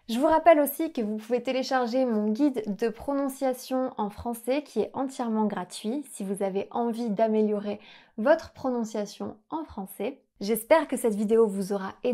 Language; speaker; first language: French; native; French